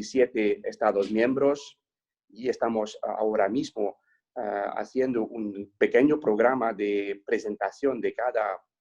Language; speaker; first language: Spanish; non-native, fluent; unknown